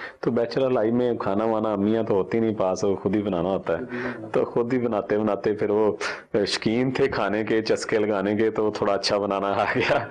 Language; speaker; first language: Urdu; non-native, local second language; Punjabi